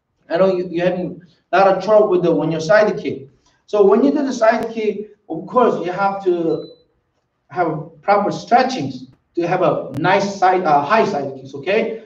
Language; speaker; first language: English; non-native, fluent; Korean